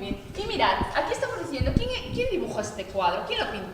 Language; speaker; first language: Spanish; native; Spanish